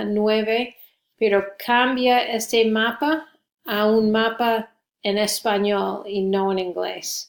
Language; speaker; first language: Spanish; non-native, fluent; English